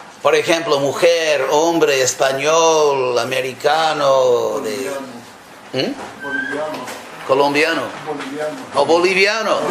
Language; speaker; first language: Spanish; non-native, fluent; English